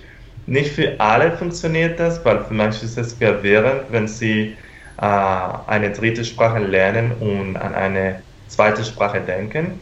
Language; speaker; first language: German; non-native, fluent; Spanish